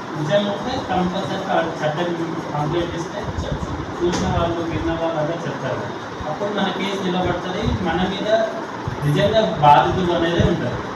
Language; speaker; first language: Telugu; native; Telugu